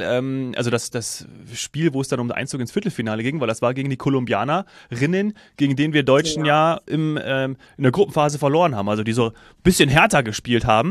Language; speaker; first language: German; native; German